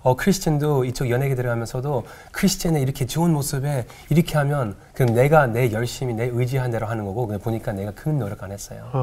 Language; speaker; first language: Korean; early bilingual, heritage; English